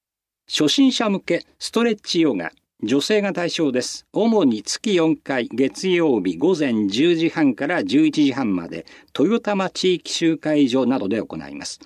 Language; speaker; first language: Japanese; native; Japanese